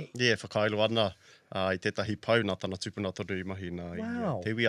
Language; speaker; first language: Māori; non-native, local second language; English